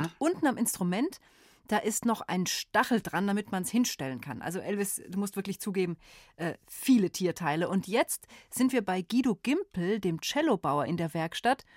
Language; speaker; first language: German; native; German